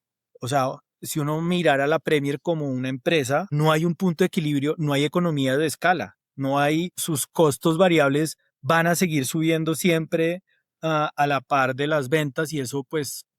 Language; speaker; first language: Spanish; native; Spanish